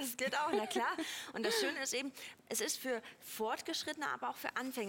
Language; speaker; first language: German; native; German